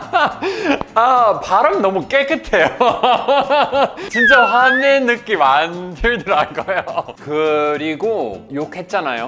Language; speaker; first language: Korean; non-native, fluent; English